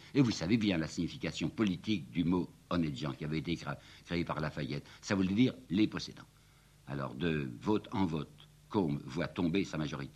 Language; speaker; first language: French; native; French